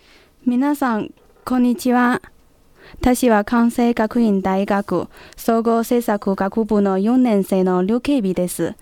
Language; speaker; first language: Japanese; non-native, fluent; Chinese